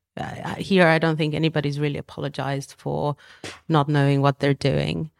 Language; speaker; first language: English; early bilingual, other home language; Romanian